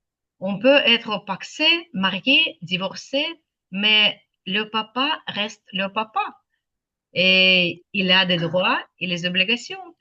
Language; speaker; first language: French; non-native, fluent; Ukrainian